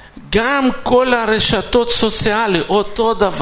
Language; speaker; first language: Hebrew; non-native, fluent; Russian